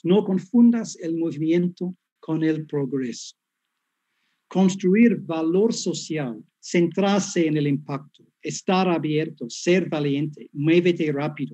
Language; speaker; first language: Spanish; non-native, fluent; English